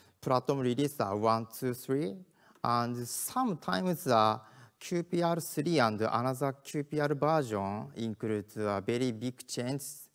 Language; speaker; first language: English; non-native, learner; Japanese